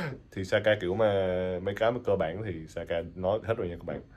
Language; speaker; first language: Vietnamese; native; Vietnamese